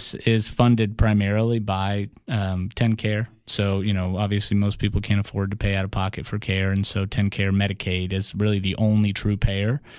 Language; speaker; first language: English; early bilingual, other home language; Russian